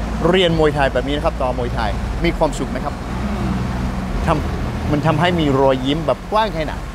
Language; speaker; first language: Thai; non-native, fluent; English